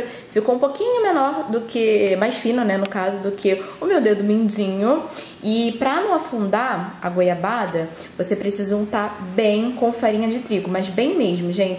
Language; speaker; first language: Portuguese; native; Portuguese